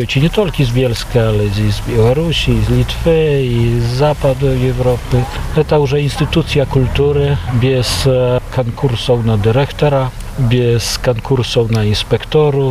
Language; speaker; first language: Polish; non-native, local second language; Belarusian